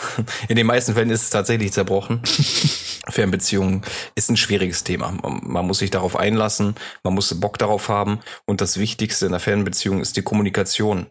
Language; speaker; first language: German; native; German